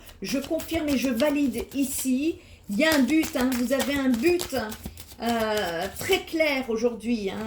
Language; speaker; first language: French; native; French